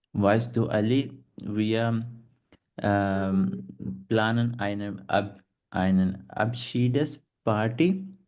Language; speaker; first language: German; non-native, learner; Punjabi